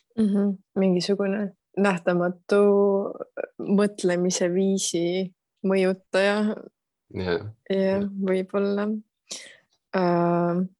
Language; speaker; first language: Estonian; native; Estonian